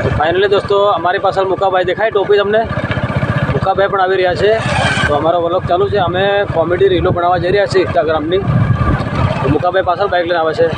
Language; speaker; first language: Gujarati; non-native, local second language; Bhili